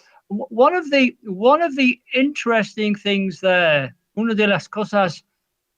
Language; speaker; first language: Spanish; non-native, fluent; English